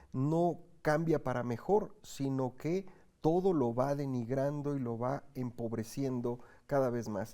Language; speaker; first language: Spanish; native; Spanish